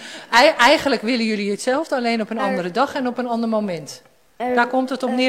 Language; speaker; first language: Dutch; native; Dutch